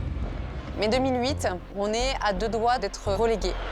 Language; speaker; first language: French; native; French